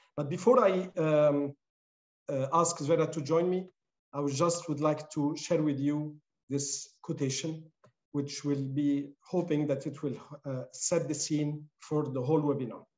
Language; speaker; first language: English; non-native, fluent; Arabic